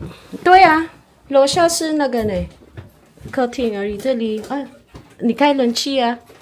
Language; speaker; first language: Chinese; non-native, learner; Filipino